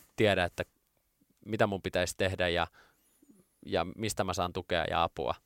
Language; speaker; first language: Finnish; native; Finnish